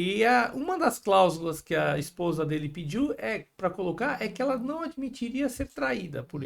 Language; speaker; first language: Portuguese; native; Portuguese